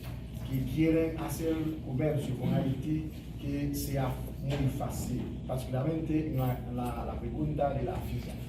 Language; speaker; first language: Spanish; non-native, fluent; Haitian Creole